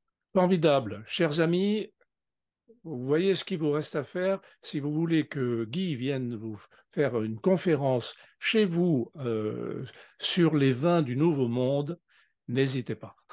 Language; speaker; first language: French; native; French